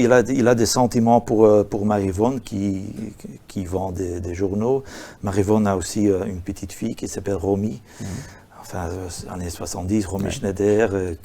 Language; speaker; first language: French; non-native, local second language; Dutch